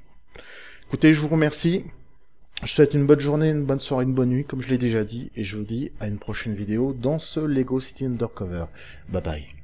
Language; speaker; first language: French; native; French